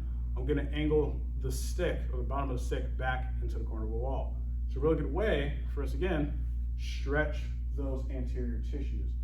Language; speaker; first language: English; native; English